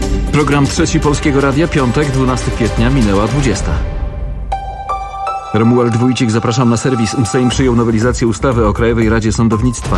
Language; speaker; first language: Polish; native; Polish